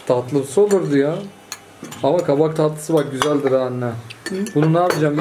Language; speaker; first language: Turkish; native; Turkish